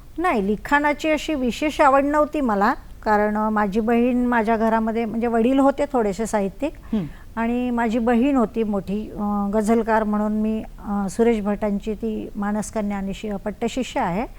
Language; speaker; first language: Marathi; native; Marathi